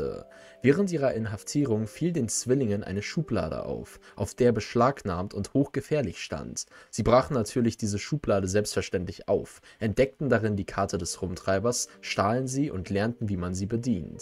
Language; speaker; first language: German; native; German